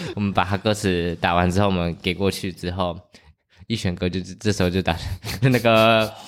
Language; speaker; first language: Chinese; native; Chinese